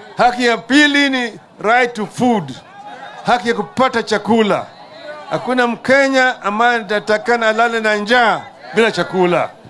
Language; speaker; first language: Swahili; non-native, local second language; Luo (Kenya and Tanzania)